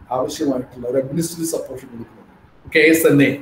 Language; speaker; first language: English; non-native, local second language; Malayalam